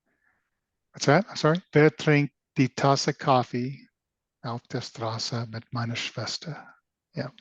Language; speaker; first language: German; non-native, learner; English